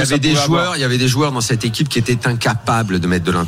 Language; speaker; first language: French; native; French